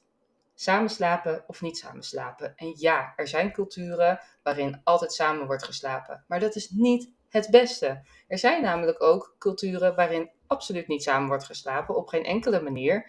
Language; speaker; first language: Dutch; native; Dutch